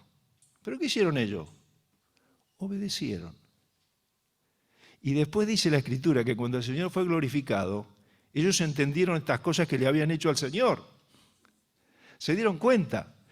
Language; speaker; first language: Spanish; native; Spanish